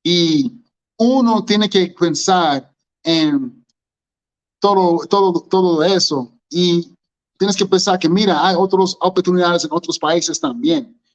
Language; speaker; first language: Spanish; non-native, learner; English